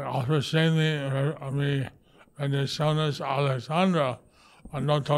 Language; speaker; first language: Spanish; non-native, learner; English